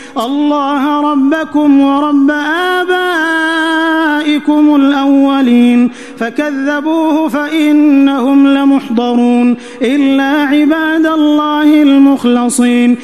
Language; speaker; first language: Arabic; native; Arabic